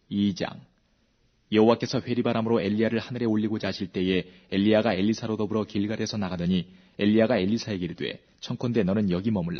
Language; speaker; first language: Korean; native; Korean